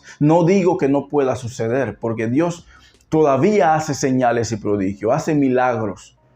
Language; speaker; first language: Spanish; native; Spanish